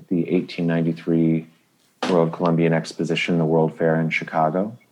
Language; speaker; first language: English; native; English